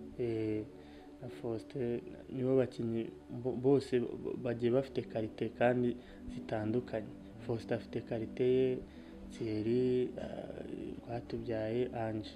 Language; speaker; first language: Kinyarwanda; native; Kinyarwanda